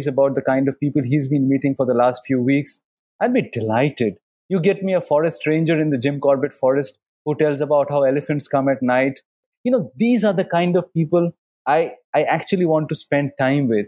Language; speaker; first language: English; non-native, local second language; Bangla